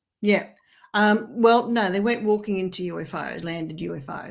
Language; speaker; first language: English; native; English